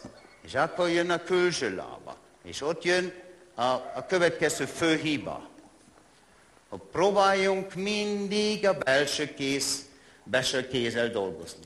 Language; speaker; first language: Hungarian; non-native, learner; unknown